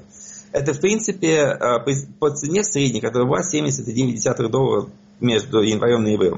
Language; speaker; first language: Russian; native; Russian